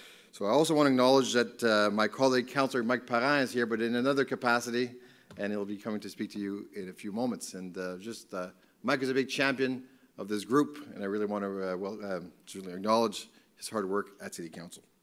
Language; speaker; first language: English; native; English